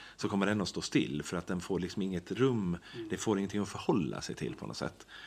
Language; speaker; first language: Swedish; native; Swedish